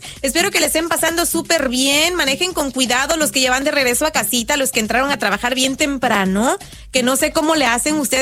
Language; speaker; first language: Spanish; native; Spanish